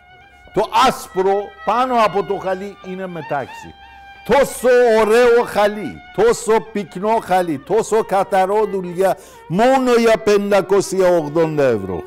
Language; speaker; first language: Greek; non-native, learner; Persian